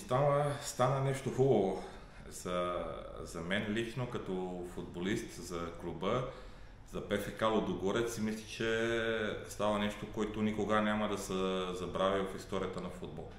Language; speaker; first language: Bulgarian; non-native, fluent; Romanian